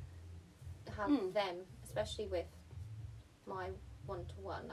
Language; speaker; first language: English; early bilingual, other home language; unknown